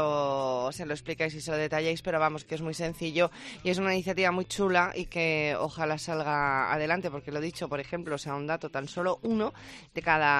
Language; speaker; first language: Spanish; native; Spanish